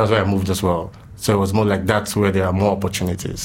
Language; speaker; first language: English; non-native, local second language; Igbo